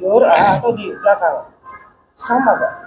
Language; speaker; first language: Indonesian; native; Indonesian